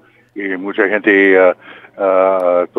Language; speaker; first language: Spanish; non-native, fluent; English